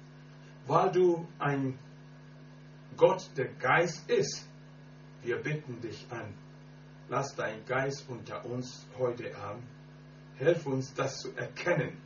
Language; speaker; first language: German; non-native, learner; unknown